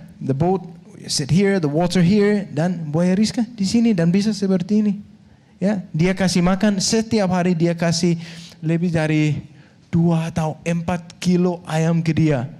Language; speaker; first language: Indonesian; non-native, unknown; Danish